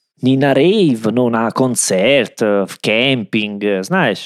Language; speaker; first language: Russian; non-native, learner; Italian